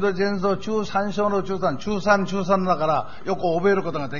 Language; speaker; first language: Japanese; non-native, fluent; Korean